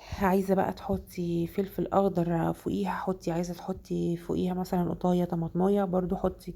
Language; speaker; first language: Arabic; native; Arabic